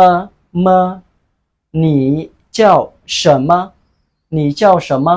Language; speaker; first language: Chinese; non-native, fluent; Khmer